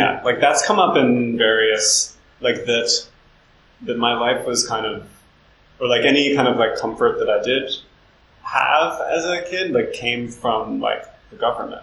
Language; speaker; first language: English; native; English